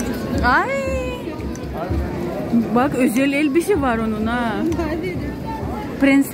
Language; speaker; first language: Turkish; non-native, fluent; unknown